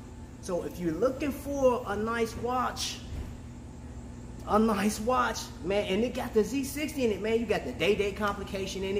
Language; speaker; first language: English; native; English